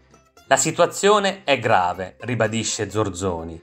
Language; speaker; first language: Italian; native; Italian